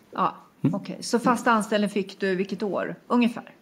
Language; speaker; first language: Swedish; native; Swedish